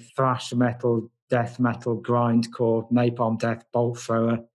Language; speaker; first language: English; native; English